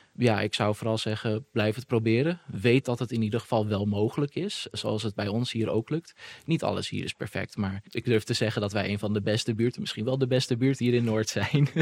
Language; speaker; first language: Dutch; native; Dutch